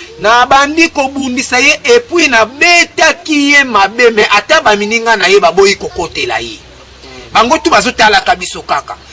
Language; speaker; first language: Lingala; non-native, local second language; Kongo